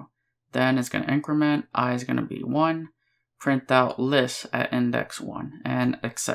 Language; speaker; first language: English; native; English